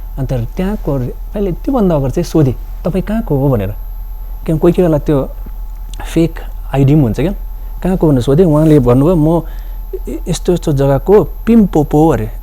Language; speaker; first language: Nepali; native; Nepali